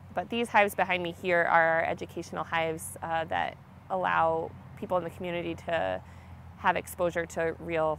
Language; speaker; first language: English; native; English